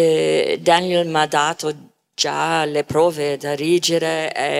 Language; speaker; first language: Italian; non-native, fluent; English